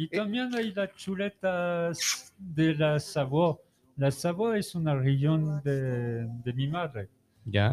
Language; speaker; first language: Spanish; non-native, learner; French